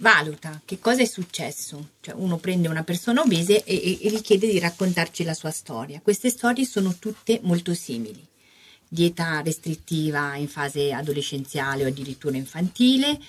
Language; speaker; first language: Italian; native; Italian